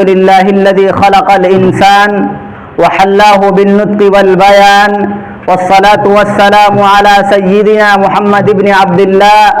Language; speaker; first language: Arabic; non-native, fluent; Urdu